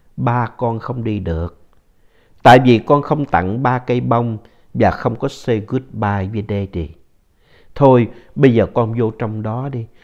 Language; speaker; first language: Vietnamese; native; Vietnamese